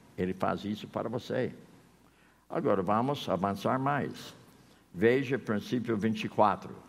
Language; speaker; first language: Portuguese; non-native, fluent; English